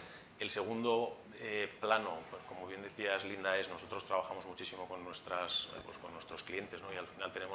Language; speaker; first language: Spanish; native; Spanish